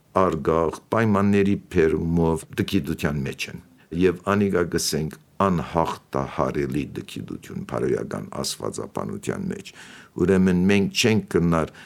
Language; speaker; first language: Armenian; native; Armenian